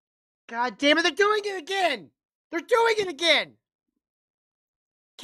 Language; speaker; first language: English; native; English